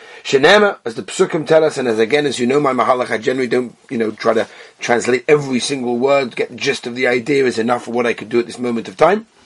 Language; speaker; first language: English; native; English